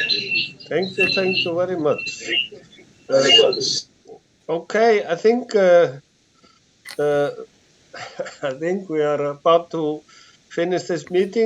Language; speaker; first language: English; non-native, fluent; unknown